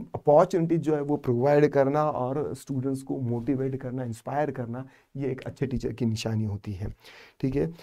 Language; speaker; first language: Hindi; non-native, local second language; Marathi